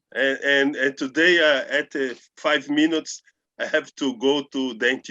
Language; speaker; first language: English; non-native, learner; Portuguese